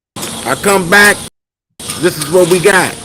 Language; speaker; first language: English; native; English